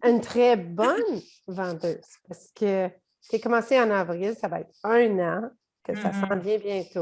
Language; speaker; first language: French; native; French